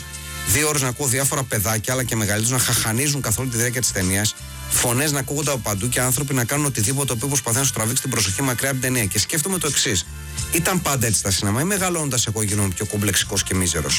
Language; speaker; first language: Greek; native; Greek